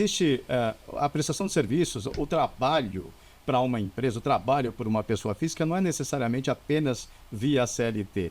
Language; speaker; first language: Portuguese; native; Portuguese